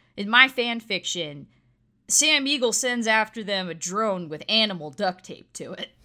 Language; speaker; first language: English; native; English